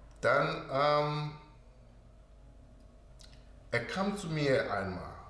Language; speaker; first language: German; non-native, learner; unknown